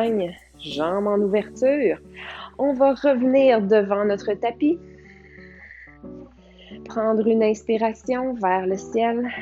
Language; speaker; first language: French; native; French